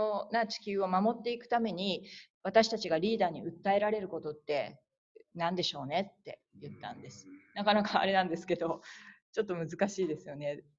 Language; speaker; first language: Japanese; native; Japanese